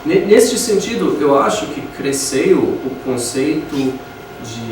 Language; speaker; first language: Portuguese; non-native, fluent; English